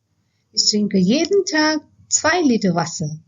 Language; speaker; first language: German; non-native, fluent; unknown